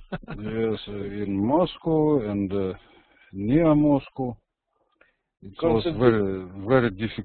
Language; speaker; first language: English; non-native, learner; Russian